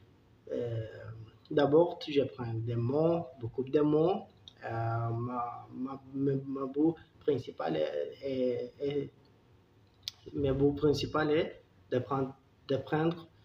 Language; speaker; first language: French; non-native, learner; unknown